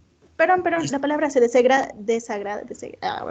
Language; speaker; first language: Spanish; native; Spanish